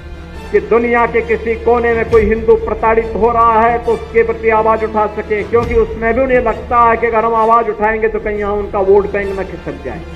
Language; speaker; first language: Hindi; native; Hindi